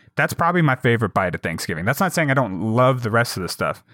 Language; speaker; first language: English; native; English